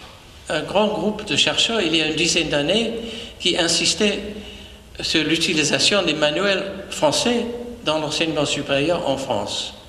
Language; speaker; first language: French; non-native, fluent; English